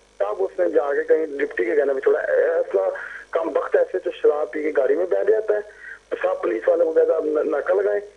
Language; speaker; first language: Urdu; non-native, local second language; Punjabi